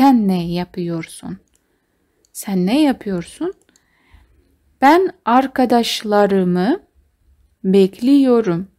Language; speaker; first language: Turkish; non-native, fluent; Kazakh